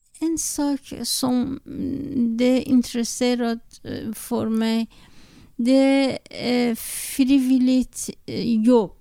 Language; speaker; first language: Swedish; non-native, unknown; Persian